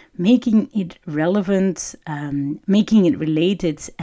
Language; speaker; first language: English; non-native, fluent; Dutch